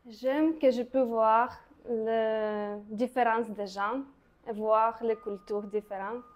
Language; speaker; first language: French; non-native, learner; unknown